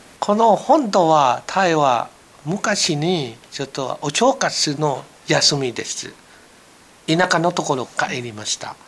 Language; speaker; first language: Japanese; non-native, learner; Thai